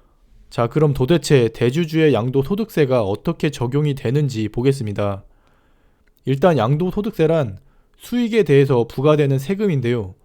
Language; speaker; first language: Korean; native; Korean